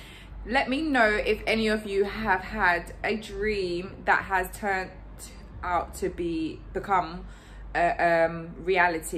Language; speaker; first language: English; native; English